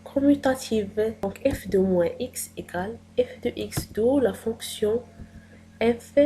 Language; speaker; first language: French; non-native, local second language; Arabic